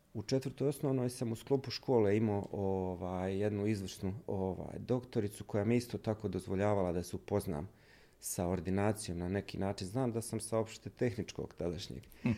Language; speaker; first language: Bosnian; native; Bosnian